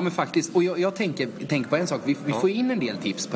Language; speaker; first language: Swedish; native; Swedish